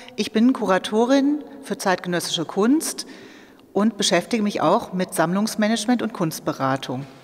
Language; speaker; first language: German; native; German